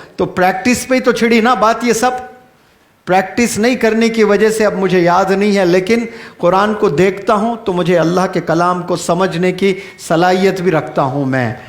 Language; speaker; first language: Urdu; native; Urdu